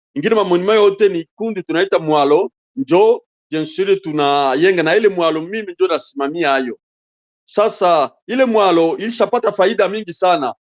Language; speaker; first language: Swahili; non-native, local second language; Bembe